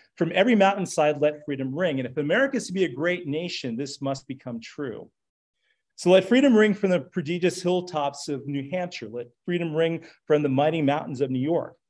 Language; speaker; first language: English; native; English